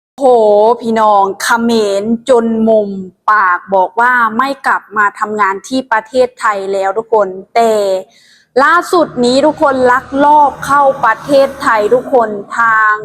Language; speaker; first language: Thai; non-native, local second language; Lao